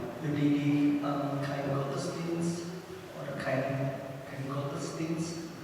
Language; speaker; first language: German; non-native, learner; Indonesian